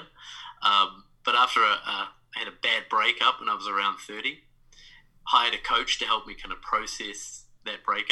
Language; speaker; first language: English; native; English